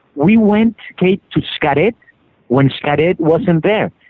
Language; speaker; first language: English; non-native, fluent; Spanish